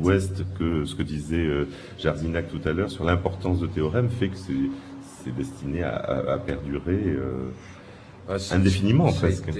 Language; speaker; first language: French; native; French